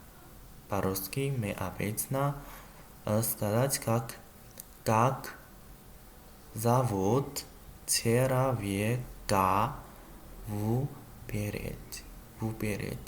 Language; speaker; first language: Russian; non-native, learner; Chinese